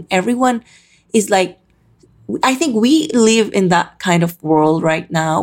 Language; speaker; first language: English; non-native, local second language; Filipino